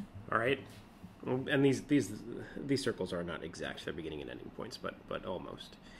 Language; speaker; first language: English; native; English